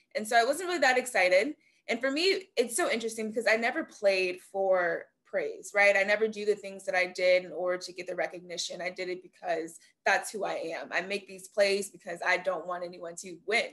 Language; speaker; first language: English; native; English